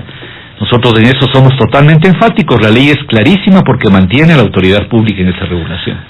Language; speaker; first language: Spanish; native; Spanish